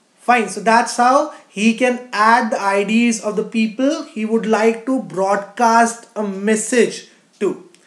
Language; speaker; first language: English; non-native, local second language; Hindi